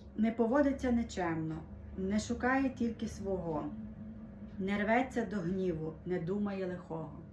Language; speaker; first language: Ukrainian; native; Ukrainian